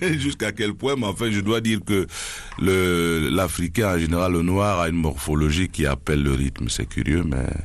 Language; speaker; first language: French; non-native, local second language; Duala